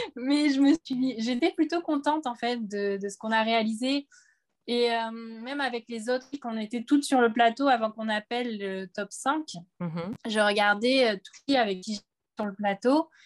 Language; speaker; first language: French; native; French